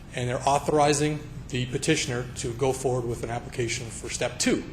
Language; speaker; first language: English; native; English